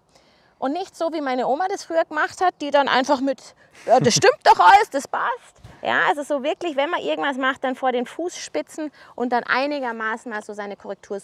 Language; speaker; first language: German; native; German